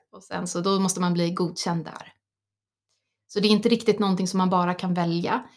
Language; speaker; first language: Swedish; early bilingual, other home language; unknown